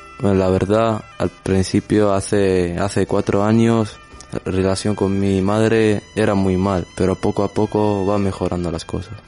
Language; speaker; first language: Spanish; non-native, learner; Arabic